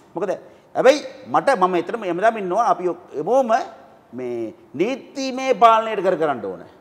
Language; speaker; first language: Sinhala; non-native, local second language; Tamil